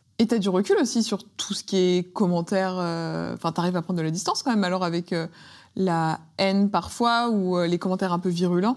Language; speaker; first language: French; native; French